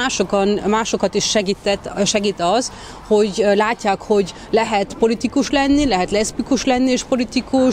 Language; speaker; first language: Hungarian; early bilingual, heritage; Hungarian